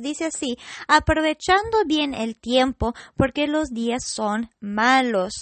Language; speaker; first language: Spanish; non-native, fluent; English